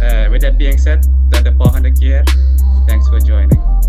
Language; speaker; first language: English; non-native, fluent; Dutch